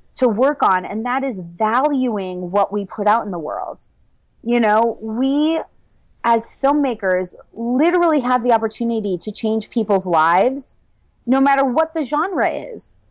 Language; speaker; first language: English; native; English